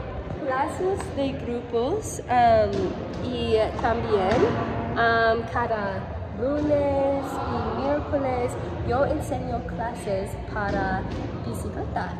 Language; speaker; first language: Spanish; non-native, learner; English